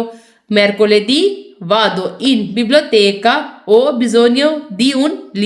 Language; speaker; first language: Italian; non-native, fluent; Urdu